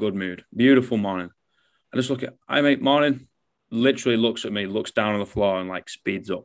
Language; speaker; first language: English; native; English